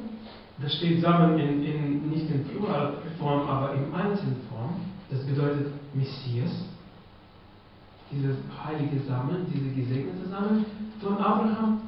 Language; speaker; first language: German; non-native, fluent; Russian